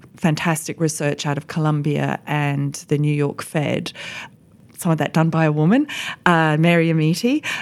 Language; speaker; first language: English; native; English